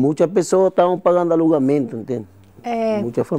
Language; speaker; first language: Portuguese; non-native, learner; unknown